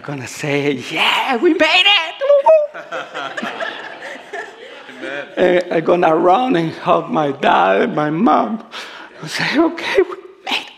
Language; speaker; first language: English; non-native, learner; Spanish